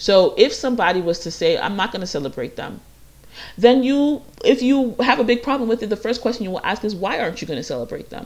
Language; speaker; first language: English; native; English